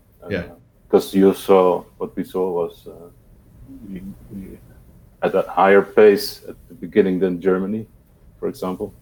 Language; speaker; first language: English; non-native, fluent; Dutch